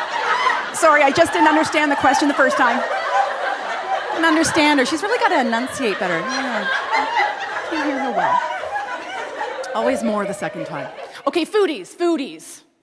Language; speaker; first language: English; native; English